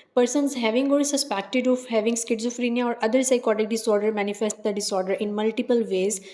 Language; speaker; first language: English; non-native, local second language; Urdu